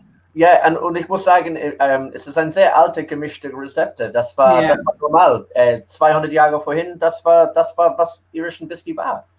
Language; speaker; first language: German; early bilingual, heritage; English